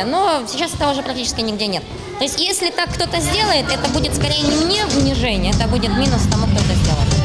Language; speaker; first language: Russian; native; Russian